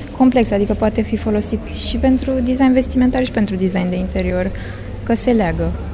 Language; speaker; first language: Romanian; native; Romanian